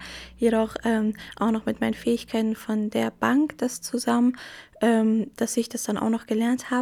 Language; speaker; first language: German; early bilingual, other home language; Arabic